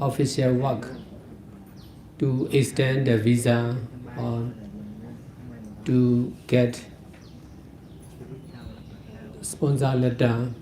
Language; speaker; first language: English; non-native, fluent; Burmese